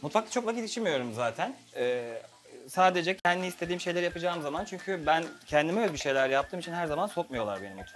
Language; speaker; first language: Turkish; native; Turkish